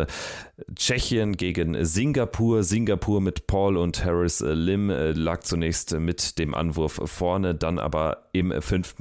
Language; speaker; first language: German; native; German